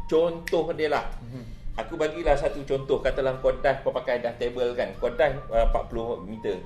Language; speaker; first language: Malay; native; Malay